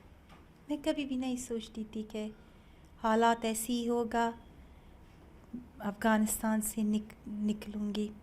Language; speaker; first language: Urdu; non-native, learner; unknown